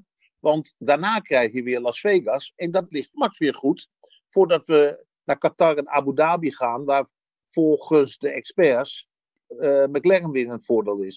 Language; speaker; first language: Dutch; native; Dutch